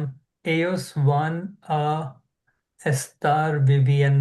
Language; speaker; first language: Spanish; non-native, learner; English